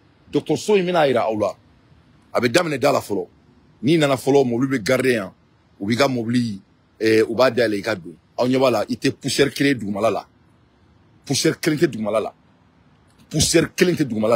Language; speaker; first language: French; non-native, local second language; Bambara